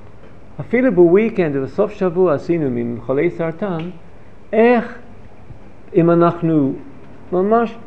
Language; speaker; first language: Hebrew; non-native, fluent; English